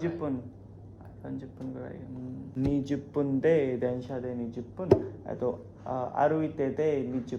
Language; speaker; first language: Japanese; non-native, learner; Hindi